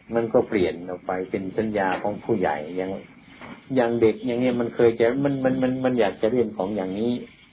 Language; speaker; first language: Thai; native; Thai